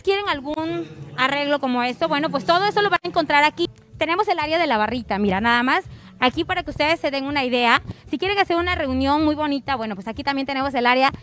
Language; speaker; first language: Spanish; native; Spanish